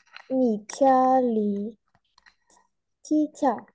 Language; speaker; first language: Chinese; non-native, learner; Vietnamese